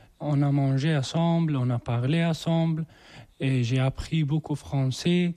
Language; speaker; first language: French; non-native, learner; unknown